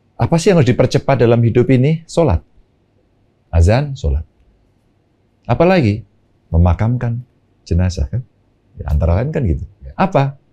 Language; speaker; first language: Indonesian; non-native, local second language; Javanese